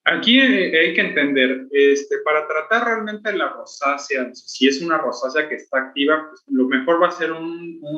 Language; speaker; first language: Spanish; native; Spanish